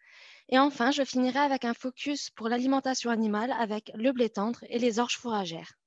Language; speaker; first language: French; native; French